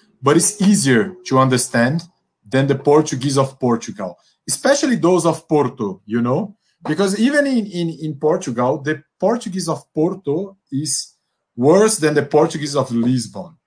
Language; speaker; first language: English; non-native, fluent; Portuguese